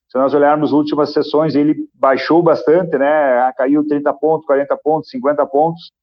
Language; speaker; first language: Portuguese; native; Portuguese